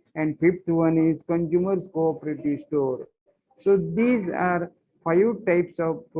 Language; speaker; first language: English; non-native, local second language; Marathi